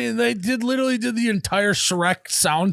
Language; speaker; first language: English; native; English